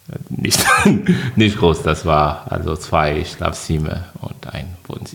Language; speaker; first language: German; non-native, fluent; French